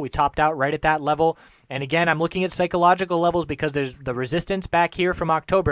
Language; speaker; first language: English; native; English